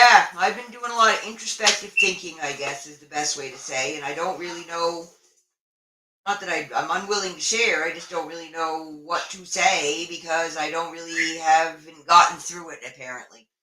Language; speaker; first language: English; native; English